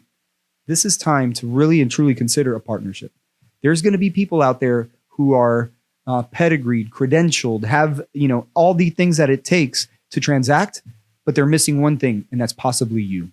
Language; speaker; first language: English; native; English